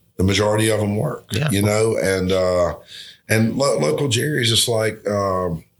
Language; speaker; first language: English; native; English